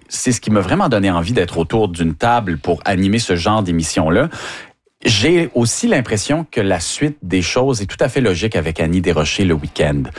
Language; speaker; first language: French; native; French